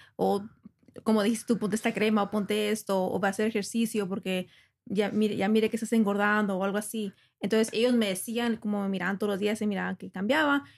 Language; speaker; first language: Spanish; early bilingual, heritage; English